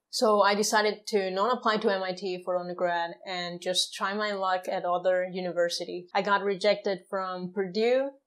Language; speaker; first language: English; non-native, fluent; Spanish